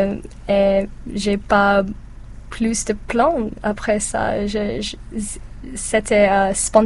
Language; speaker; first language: French; non-native, learner; English